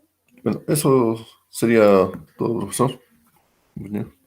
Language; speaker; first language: Spanish; native; Spanish